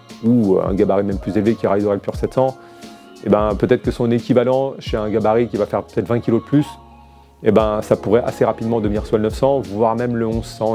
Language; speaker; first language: French; native; French